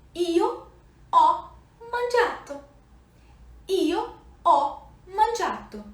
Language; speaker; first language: Italian; non-native, fluent; Portuguese